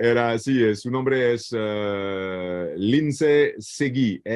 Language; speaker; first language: Spanish; non-native, learner; English